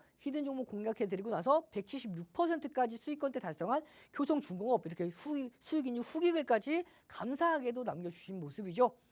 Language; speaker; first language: Korean; native; Korean